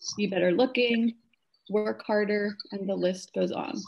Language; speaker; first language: English; native; English